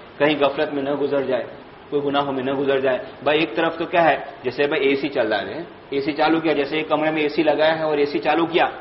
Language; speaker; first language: Urdu; native; Urdu